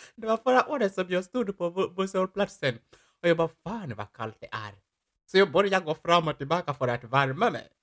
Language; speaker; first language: Swedish; non-native, fluent; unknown